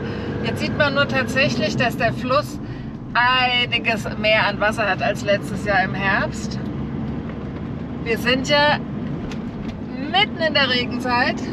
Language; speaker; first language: German; native; German